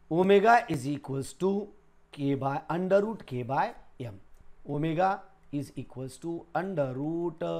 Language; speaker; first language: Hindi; non-native, local second language; Marathi